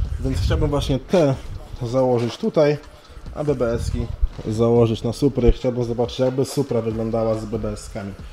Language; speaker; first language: Polish; early bilingual, other home language; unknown